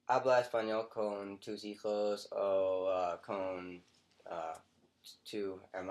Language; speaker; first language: Spanish; non-native, learner; English